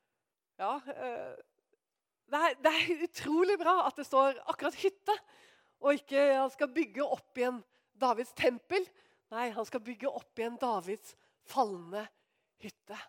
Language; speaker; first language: Norwegian; native; Norwegian